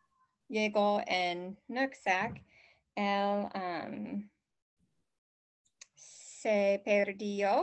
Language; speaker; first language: Spanish; non-native, learner; English